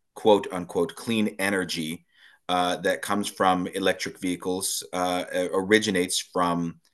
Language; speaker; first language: English; native; English